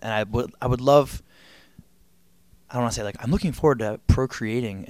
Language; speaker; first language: English; native; English